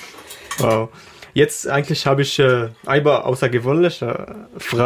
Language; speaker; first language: German; non-native, learner; Arabic